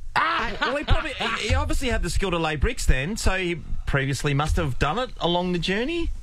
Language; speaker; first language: English; native; English